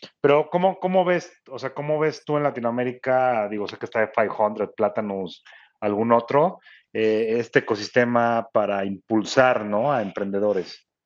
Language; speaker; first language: Spanish; native; Spanish